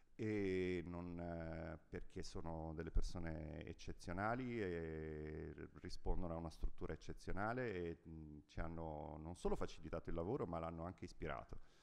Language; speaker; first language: Italian; native; Italian